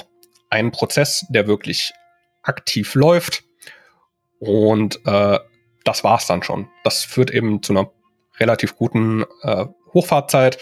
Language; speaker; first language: German; native; German